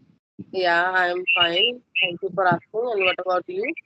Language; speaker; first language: English; non-native, local second language; Hindi